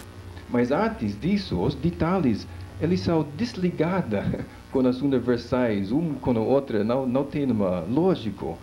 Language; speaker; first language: Portuguese; non-native, fluent; English